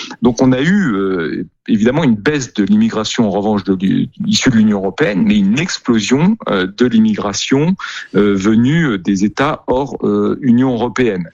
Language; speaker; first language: French; native; French